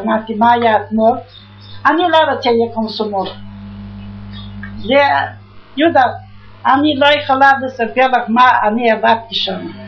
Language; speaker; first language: Hebrew; non-native, fluent; Yiddish